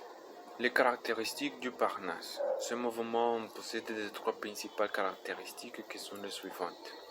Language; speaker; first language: French; non-native, learner; Spanish